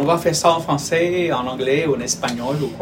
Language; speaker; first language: French; non-native, fluent; Spanish